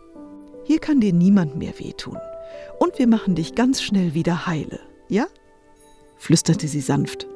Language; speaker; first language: German; native; German